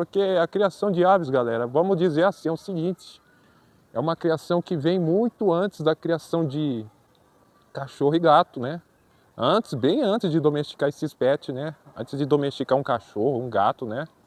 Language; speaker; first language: Portuguese; native; Portuguese